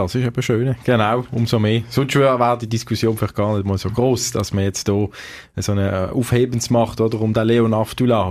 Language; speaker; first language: German; native; German